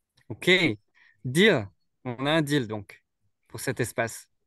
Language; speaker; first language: French; native; French